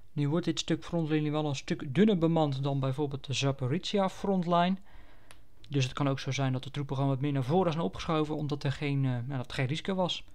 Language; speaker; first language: Dutch; native; Dutch